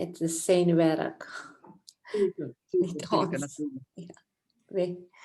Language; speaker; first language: Dutch; non-native, local second language; Caribbean Hindustani